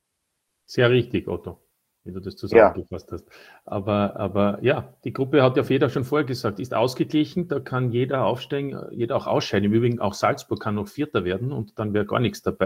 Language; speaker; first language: German; native; German